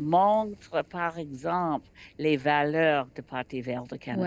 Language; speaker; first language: French; non-native, learner; English